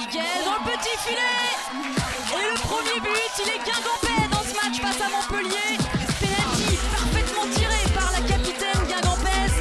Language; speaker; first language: French; native; French